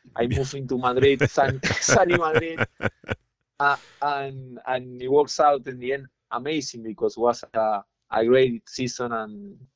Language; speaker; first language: English; non-native, fluent; Spanish